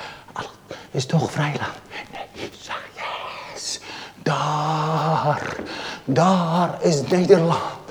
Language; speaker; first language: Dutch; non-native, learner; Arabic